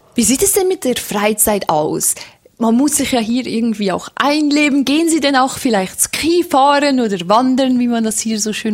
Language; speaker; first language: German; native; German